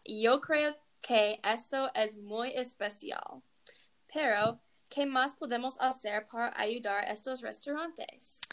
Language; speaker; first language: Spanish; non-native, learner; English